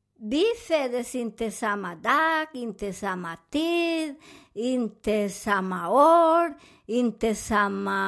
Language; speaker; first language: Swedish; non-native, fluent; Spanish